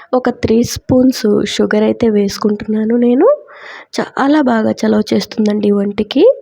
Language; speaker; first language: Telugu; native; Telugu